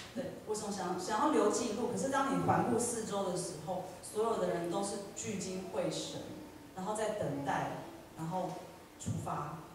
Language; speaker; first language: Chinese; native; Chinese